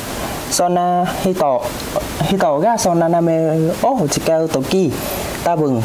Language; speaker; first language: Japanese; non-native, learner; Vietnamese